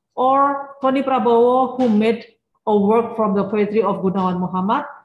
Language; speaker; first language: English; non-native, fluent; Indonesian